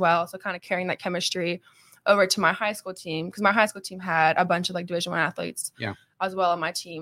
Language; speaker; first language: English; native; English